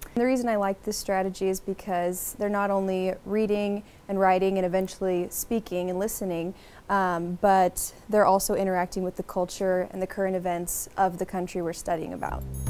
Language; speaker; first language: English; native; English